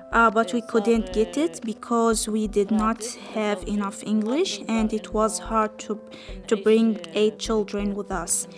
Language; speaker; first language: English; non-native, fluent; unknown